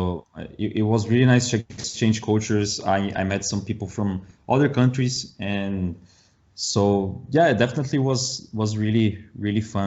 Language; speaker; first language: English; non-native, learner; Portuguese